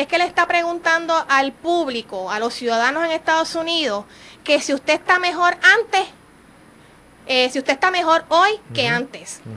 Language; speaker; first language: Spanish; native; Spanish